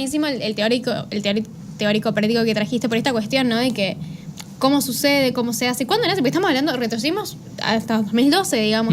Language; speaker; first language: Spanish; native; Spanish